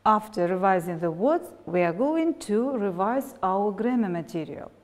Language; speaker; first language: English; non-native, fluent; Russian